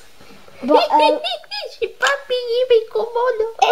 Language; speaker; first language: French; non-native, learner; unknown